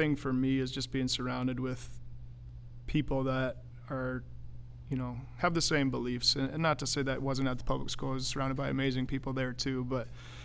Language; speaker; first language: English; native; English